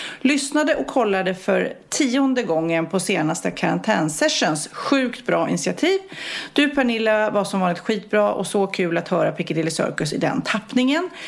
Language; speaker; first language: Swedish; native; Swedish